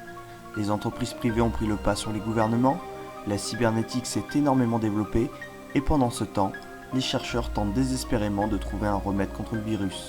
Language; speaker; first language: French; native; French